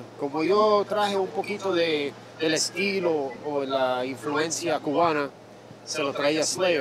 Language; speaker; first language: Spanish; early bilingual, heritage; Spanish